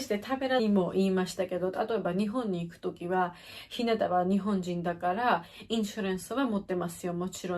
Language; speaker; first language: Japanese; non-native, learner; Georgian